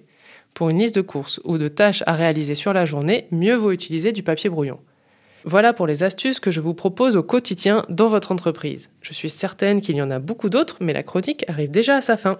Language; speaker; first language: French; native; French